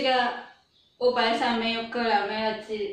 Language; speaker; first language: Chinese; non-native, learner; Filipino